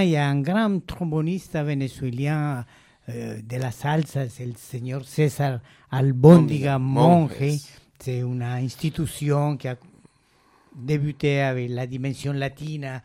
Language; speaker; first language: French; non-native, fluent; Spanish